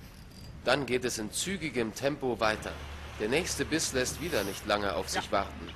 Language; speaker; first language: German; native; German